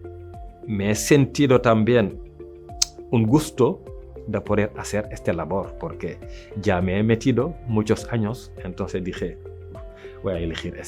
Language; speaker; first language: Spanish; non-native, local second language; French